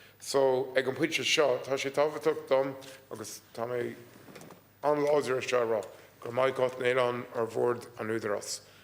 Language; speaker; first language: Irish; non-native, local second language; English